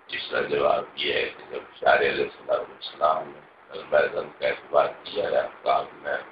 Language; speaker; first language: Urdu; non-native, local second language; Punjabi